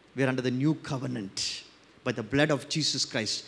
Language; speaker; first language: English; non-native, local second language; Tamil